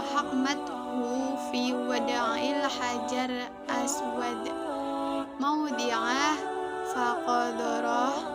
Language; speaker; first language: Arabic; non-native, learner; Indonesian